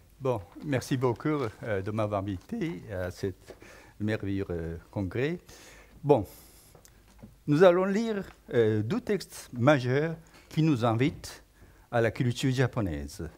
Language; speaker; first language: French; non-native, fluent; Japanese